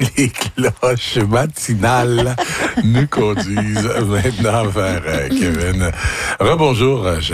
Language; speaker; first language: French; native; French